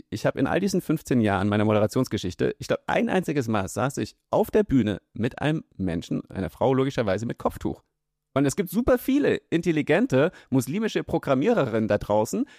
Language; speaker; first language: German; native; German